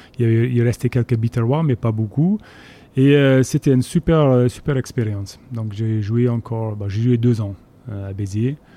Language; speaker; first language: French; non-native, fluent; English